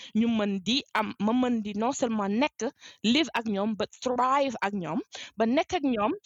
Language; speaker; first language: French; non-native, local second language; Wolof